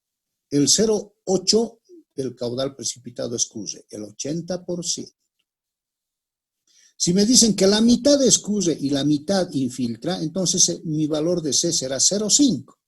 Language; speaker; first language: Spanish; native; Spanish